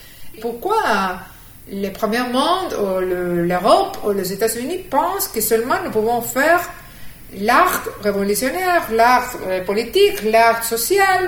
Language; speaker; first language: French; non-native, fluent; Spanish